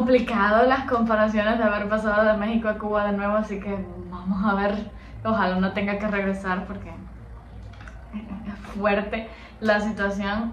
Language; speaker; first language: Spanish; native; Spanish